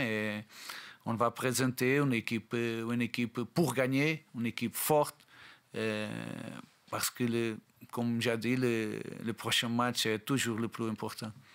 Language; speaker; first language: French; non-native, learner; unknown